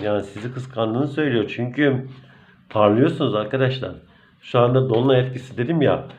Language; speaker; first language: Turkish; native; Turkish